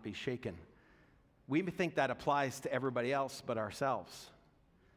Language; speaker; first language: English; native; English